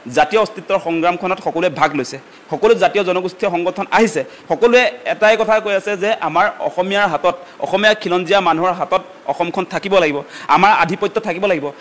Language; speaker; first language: Assamese; native; Assamese